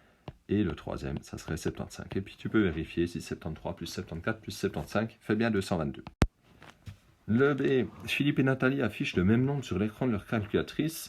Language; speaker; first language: French; native; French